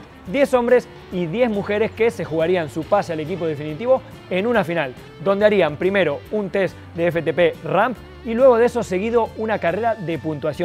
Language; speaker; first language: Spanish; native; Spanish